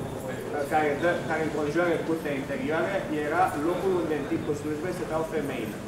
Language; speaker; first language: Romanian; native; Romanian